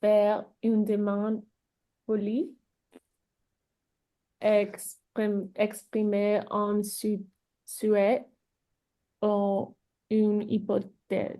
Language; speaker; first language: French; non-native, learner; English